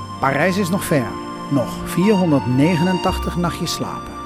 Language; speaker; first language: Dutch; native; Dutch